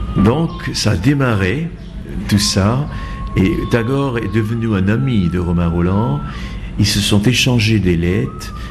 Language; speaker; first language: French; non-native, fluent; Bangla